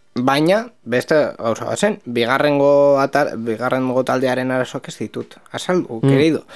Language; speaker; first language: Basque; non-native, local second language; Spanish